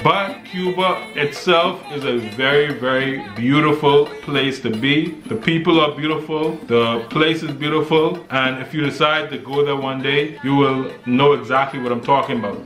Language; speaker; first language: English; native; English